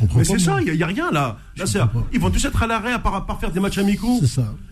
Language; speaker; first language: French; non-native, local second language; Arabic